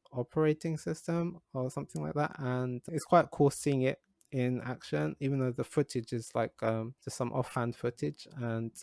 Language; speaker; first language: English; native; English